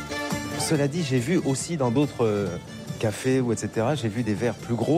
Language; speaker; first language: French; native; French